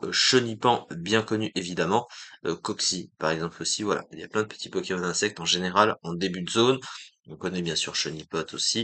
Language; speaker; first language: French; native; French